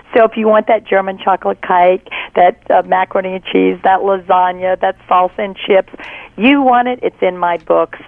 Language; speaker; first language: English; native; English